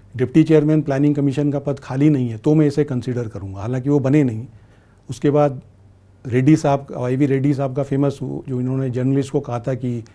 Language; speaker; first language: Hindi; native; Hindi